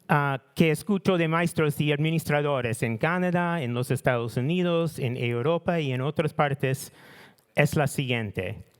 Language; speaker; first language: Spanish; non-native, learner; English